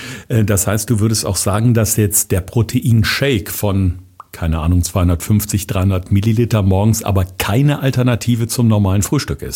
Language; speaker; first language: German; native; German